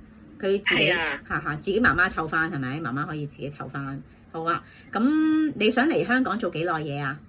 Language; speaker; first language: Cantonese; native; Cantonese